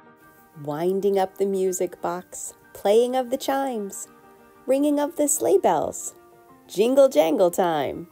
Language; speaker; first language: English; native; English